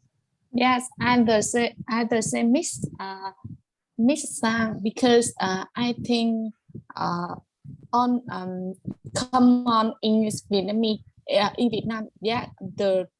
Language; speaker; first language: English; non-native, learner; Vietnamese